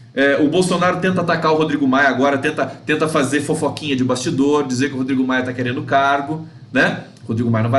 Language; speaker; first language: Portuguese; native; Portuguese